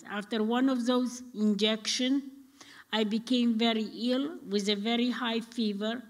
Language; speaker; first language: English; non-native, fluent; Romanian